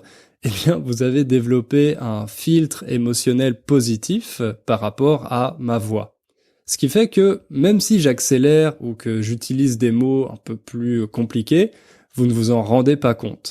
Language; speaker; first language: French; native; French